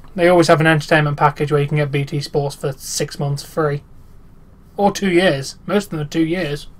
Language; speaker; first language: English; native; English